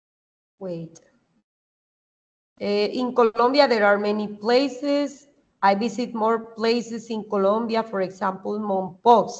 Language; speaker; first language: English; non-native, fluent; Spanish